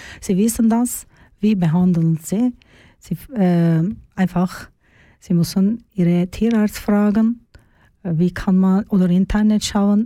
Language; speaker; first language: German; non-native, learner; Turkish